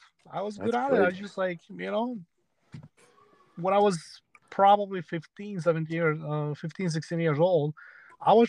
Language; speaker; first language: English; early bilingual, other home language; Spanish